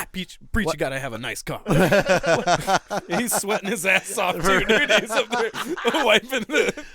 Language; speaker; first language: English; native; English